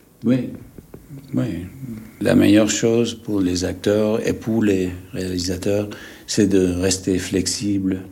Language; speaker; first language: French; non-native, fluent; English